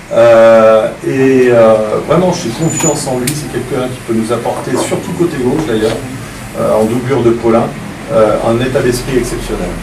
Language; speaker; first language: French; native; French